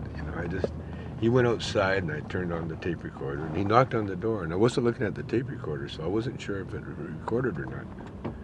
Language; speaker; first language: English; native; English